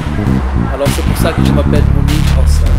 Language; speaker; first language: French; non-native, fluent; Portuguese